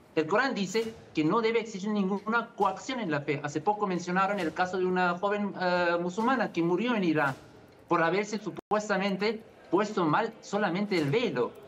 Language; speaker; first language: Spanish; non-native, fluent; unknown